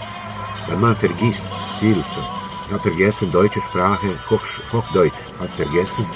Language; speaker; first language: German; non-native, learner; Croatian